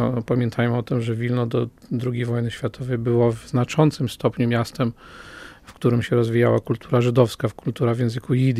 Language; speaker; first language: Polish; native; Polish